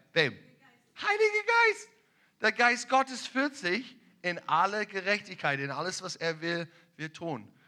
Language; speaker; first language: German; non-native, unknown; English